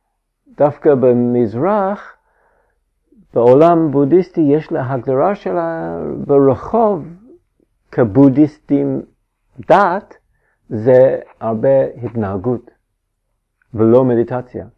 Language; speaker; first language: Hebrew; non-native, fluent; English